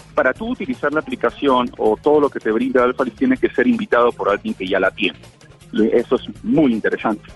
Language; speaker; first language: Spanish; native; Spanish